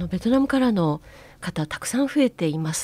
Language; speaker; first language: Japanese; native; Japanese